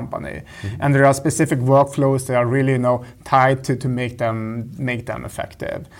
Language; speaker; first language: English; non-native, fluent; Swedish